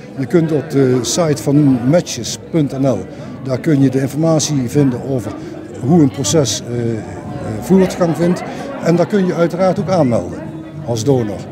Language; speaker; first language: Dutch; native; Dutch